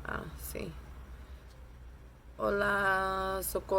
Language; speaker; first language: Spanish; non-native, learner; English